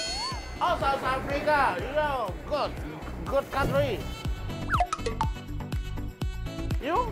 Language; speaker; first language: English; non-native, learner; Indonesian